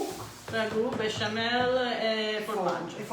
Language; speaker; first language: Italian; early bilingual, heritage; Italian